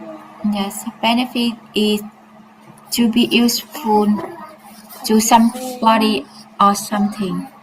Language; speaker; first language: English; non-native, learner; Vietnamese